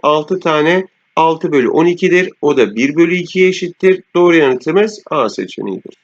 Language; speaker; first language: Turkish; native; Turkish